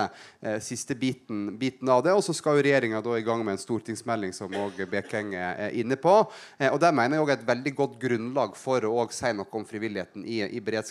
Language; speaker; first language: Norwegian; native; Norwegian